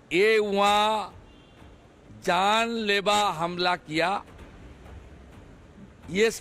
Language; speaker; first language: Hindi; non-native, local second language; Bangla